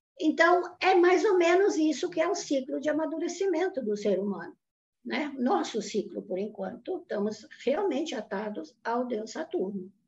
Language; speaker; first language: Portuguese; non-native, fluent; Italian